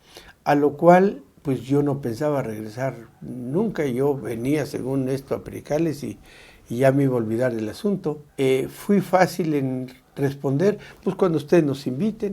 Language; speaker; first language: Spanish; native; Spanish